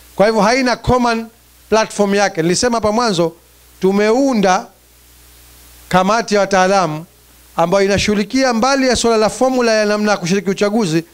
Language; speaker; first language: Swahili; native; Swahili